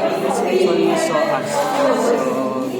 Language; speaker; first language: English; non-native, learner; Indonesian